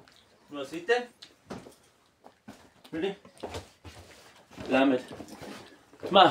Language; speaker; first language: Hebrew; native; Hebrew